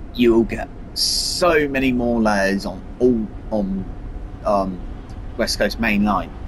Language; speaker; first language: English; native; English